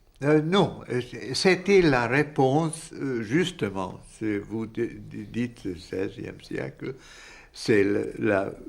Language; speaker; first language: French; non-native, fluent; Hungarian